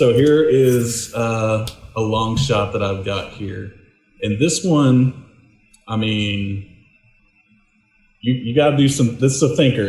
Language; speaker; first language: English; native; English